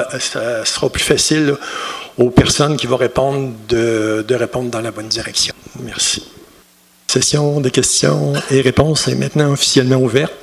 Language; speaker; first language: French; native; French